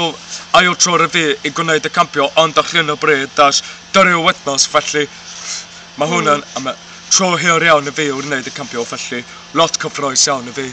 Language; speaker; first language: Welsh; non-native, learner; English